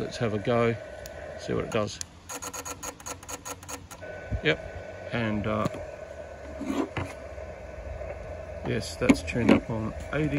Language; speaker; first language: English; native; English